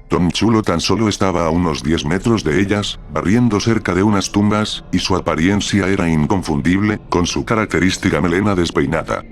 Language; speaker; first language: Spanish; native; Spanish